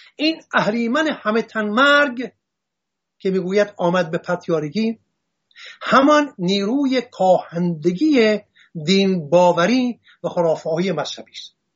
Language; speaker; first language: Persian; non-native, local second language; Assyrian Neo-Aramaic